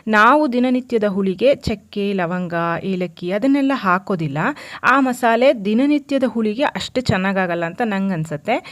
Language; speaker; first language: Kannada; native; Kannada